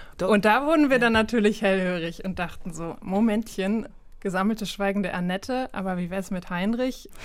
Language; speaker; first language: German; native; German